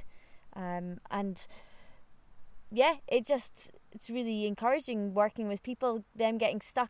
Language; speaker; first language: English; native; English